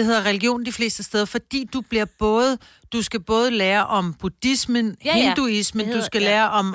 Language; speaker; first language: Danish; native; Danish